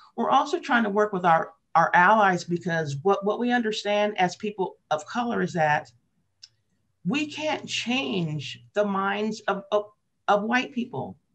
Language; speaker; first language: English; native; English